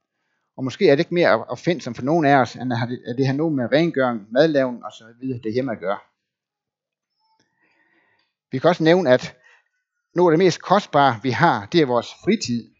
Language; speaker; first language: Danish; native; Danish